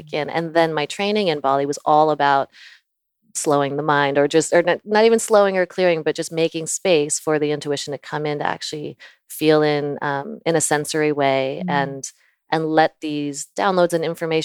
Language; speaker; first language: English; native; English